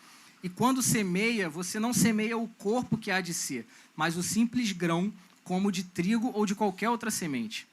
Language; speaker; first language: Portuguese; native; Portuguese